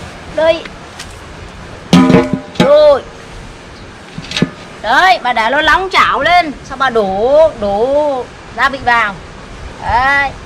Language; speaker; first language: Vietnamese; native; Vietnamese